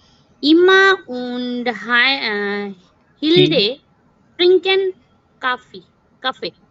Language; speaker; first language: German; non-native, learner; Bangla